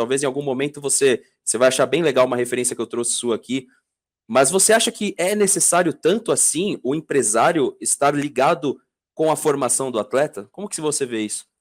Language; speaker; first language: Portuguese; native; Portuguese